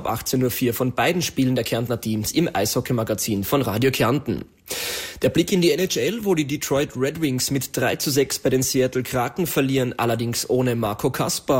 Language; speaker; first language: German; native; German